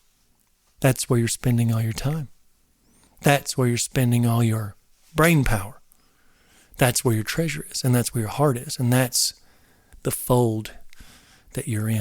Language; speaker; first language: English; native; English